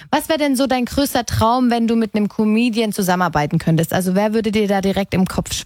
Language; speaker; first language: German; native; German